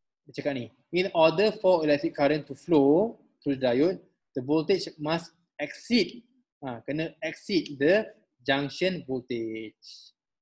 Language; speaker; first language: English; non-native, local second language; Malay